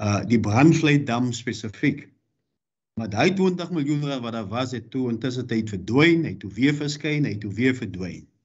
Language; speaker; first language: Afrikaans; native; Afrikaans